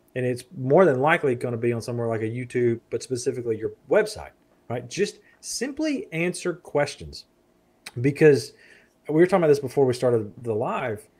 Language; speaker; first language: English; native; English